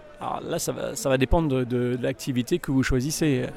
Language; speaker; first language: French; native; French